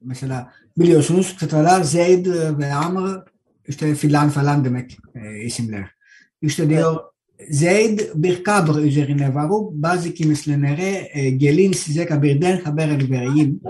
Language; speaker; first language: Turkish; non-native, fluent; Greek